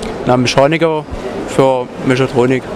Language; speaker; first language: German; native; German